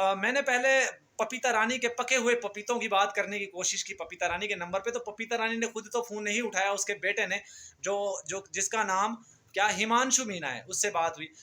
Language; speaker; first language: Urdu; non-native, local second language; Punjabi